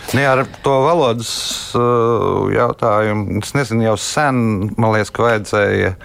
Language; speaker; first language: Latvian; native; Latvian